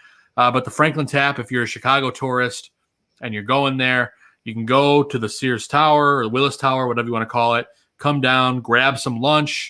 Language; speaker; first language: English; native; English